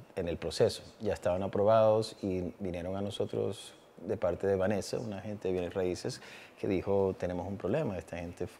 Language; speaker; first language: Spanish; early bilingual, heritage; Spanish